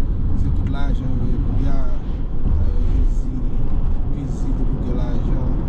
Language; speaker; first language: French; non-native, learner; Haitian Creole